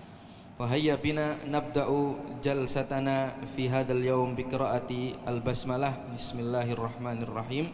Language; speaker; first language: Arabic; non-native, fluent; Indonesian